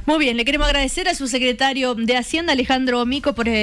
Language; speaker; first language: Spanish; native; Spanish